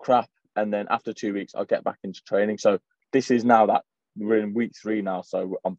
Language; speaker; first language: English; native; English